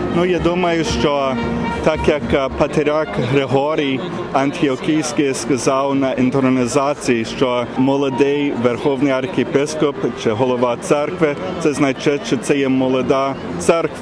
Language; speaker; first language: Ukrainian; early bilingual, heritage; Ukrainian